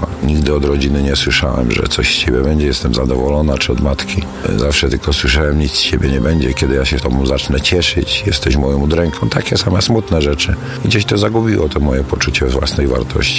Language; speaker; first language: Polish; native; Polish